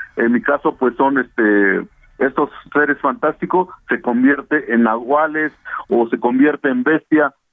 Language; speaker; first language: Spanish; non-native, local second language; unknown